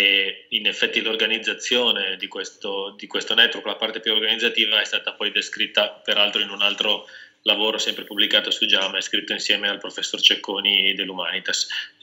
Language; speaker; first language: Italian; native; Italian